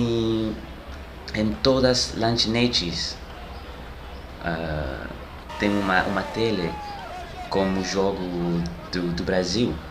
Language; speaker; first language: Portuguese; non-native, learner; French